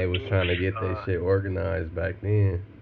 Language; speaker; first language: English; native; English